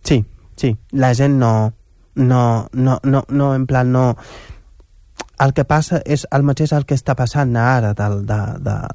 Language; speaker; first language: Catalan; non-native, local second language; Wolof